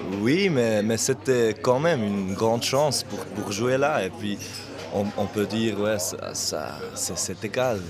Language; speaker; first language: French; non-native, local second language; German